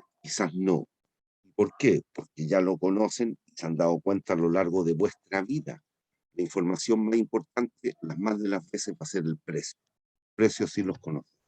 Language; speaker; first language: Spanish; native; Spanish